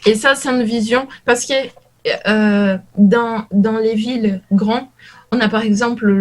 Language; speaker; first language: French; non-native, learner; Portuguese